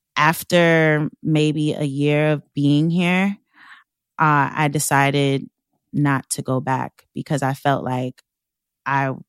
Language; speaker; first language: English; native; English